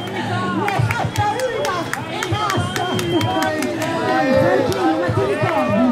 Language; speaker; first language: Italian; native; Italian